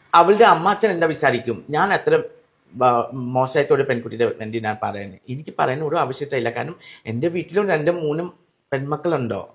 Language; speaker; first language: Malayalam; non-native, fluent; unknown